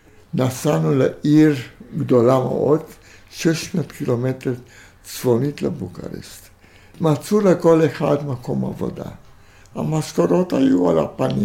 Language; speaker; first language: Hebrew; non-native, fluent; Romanian